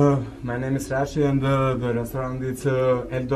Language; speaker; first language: English; non-native, learner; Albanian